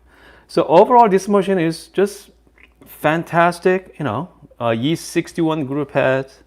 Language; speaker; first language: English; non-native, fluent; Korean